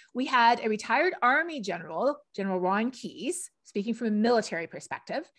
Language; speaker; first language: English; native; English